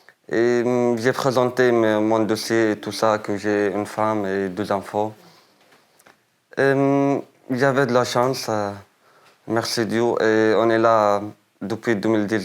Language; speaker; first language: French; non-native, learner; Arabic